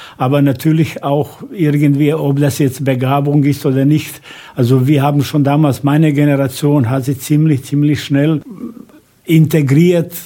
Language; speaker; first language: German; non-native, fluent; Bosnian